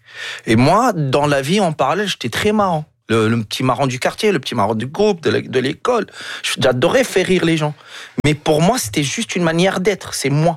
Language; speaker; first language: French; non-native, local second language; Arabic